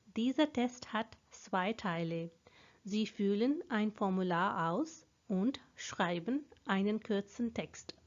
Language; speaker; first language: German; non-native, fluent; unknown